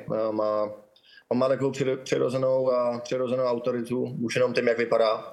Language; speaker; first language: Czech; native; Czech